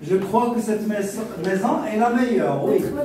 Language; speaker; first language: French; non-native, local second language; Arabic